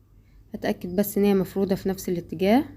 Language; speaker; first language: Arabic; native; Arabic